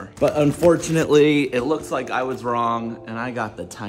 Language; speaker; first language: English; native; English